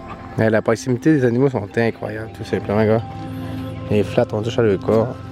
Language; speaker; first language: French; native; French